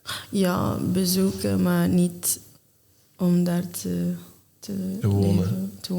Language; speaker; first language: Dutch; non-native, learner; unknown